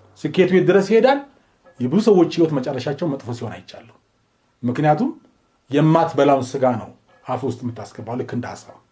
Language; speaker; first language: Amharic; native; Amharic